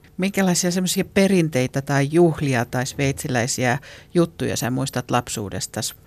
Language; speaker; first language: Finnish; native; Finnish